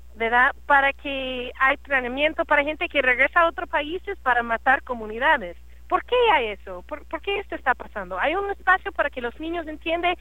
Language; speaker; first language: Spanish; non-native, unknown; English